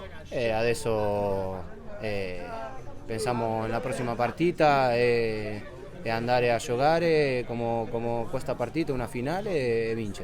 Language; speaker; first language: Italian; non-native, fluent; Spanish